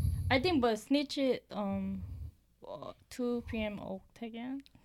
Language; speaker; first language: English; non-native, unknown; Korean